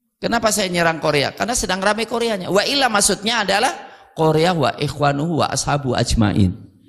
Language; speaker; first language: Indonesian; native; Indonesian